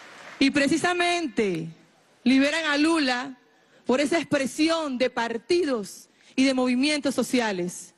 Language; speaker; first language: Spanish; native; Spanish